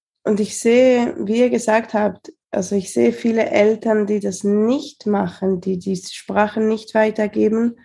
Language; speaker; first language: German; early bilingual, heritage; Spanish